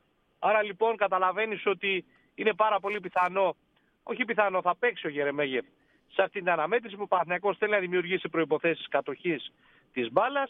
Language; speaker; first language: Greek; native; Greek